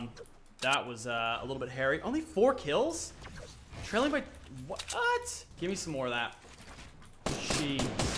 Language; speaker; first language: English; native; English